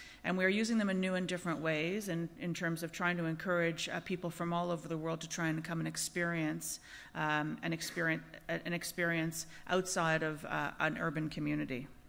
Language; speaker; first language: English; native; English